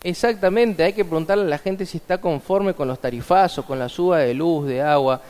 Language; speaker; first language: Spanish; native; Spanish